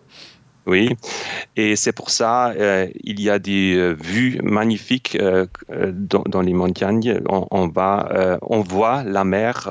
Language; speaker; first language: French; non-native, fluent; German